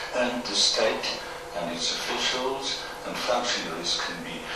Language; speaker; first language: English; non-native, local second language; Afrikaans